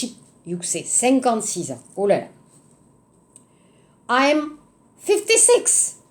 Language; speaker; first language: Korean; non-native, learner; French